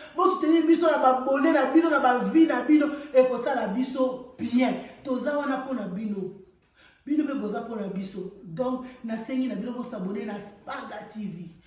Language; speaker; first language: Lingala; non-native, local second language; Mongo